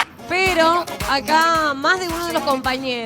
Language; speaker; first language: Spanish; native; Spanish